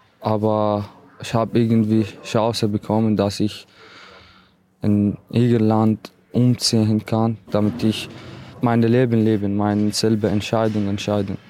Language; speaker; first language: German; non-native, learner; Arabic